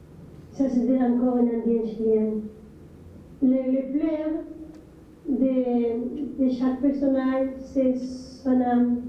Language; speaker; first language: French; non-native, fluent; Spanish